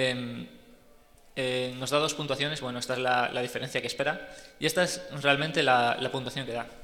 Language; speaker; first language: Spanish; native; Spanish